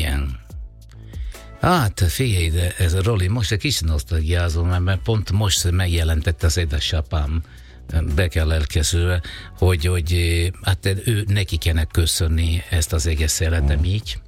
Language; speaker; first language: Hungarian; non-native, learner; Italian